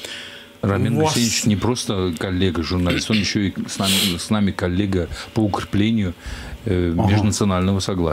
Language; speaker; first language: Russian; native; Russian